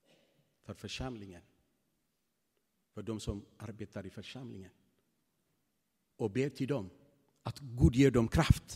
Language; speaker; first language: Swedish; non-native, fluent; Tigrinya